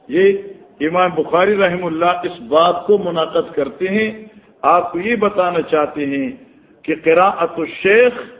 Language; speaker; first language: Urdu; non-native, local second language; Northern Hindko